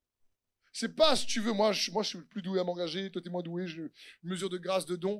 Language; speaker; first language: French; native; French